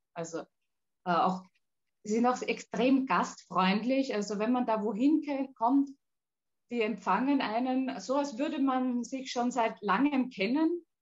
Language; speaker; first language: German; native; German